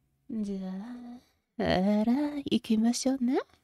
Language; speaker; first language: Japanese; non-native, learner; English